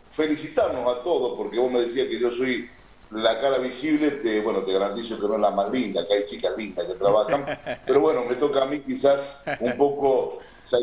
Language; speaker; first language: Spanish; native; Spanish